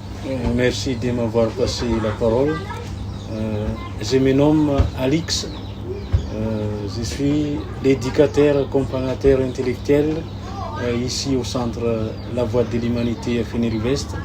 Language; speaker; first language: French; non-native, local second language; Malagasy